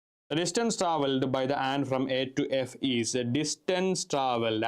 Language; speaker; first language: English; non-native, local second language; Malayalam